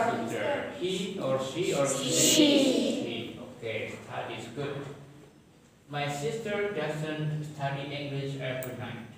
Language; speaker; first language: English; non-native, fluent; Indonesian